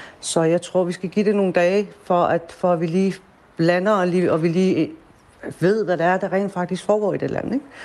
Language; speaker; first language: Danish; early bilingual, other home language; Persian